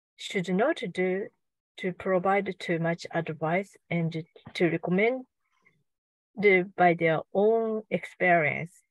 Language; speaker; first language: English; non-native, learner; Japanese